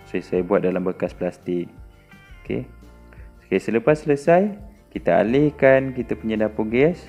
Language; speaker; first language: Malay; native; Malay